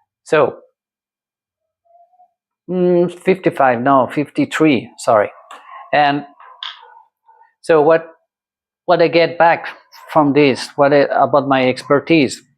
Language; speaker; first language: English; non-native, learner; French